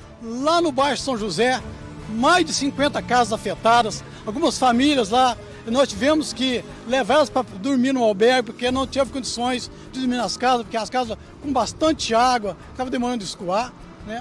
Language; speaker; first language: Portuguese; native; Portuguese